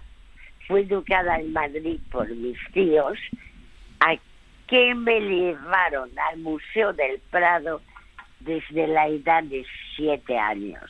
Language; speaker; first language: Spanish; early bilingual, other home language; French